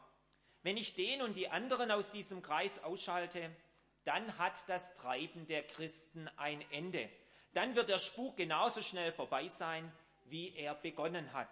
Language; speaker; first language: German; native; German